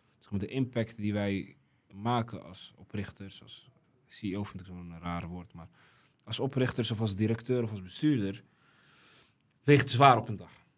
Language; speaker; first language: Dutch; early bilingual, other home language; Riffian